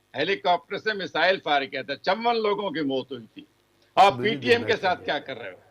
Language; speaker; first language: Hindi; native; Hindi